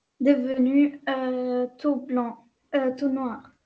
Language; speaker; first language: French; non-native, learner; Arabic